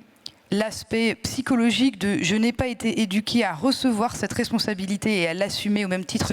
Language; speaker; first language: French; native; French